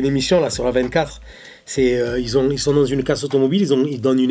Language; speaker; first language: French; native; French